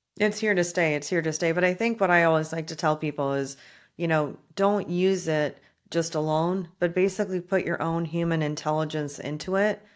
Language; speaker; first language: English; native; English